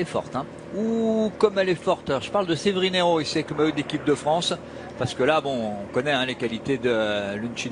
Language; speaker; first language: French; native; French